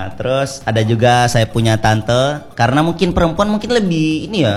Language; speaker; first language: Indonesian; native; Indonesian